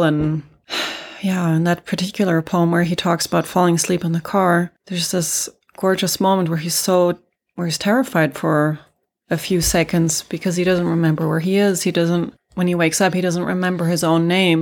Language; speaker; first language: English; non-native, fluent; Swedish